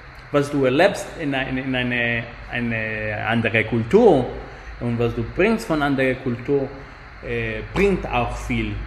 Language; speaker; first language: German; non-native, fluent; Spanish